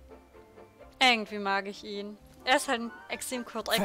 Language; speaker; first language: German; native; German